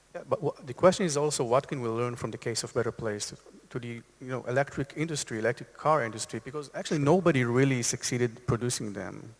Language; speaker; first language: English; non-native, fluent; Hebrew